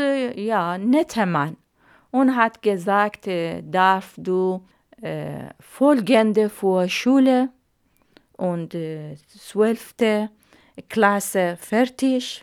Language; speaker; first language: German; non-native, learner; Arabic